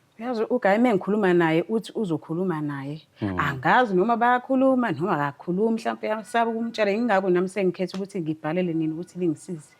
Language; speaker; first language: Zulu; native; Zulu